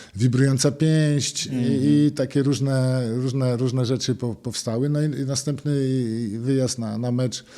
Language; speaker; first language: Polish; native; Polish